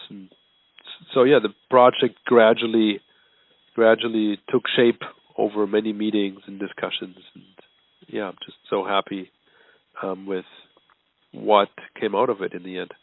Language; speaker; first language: English; non-native, fluent; German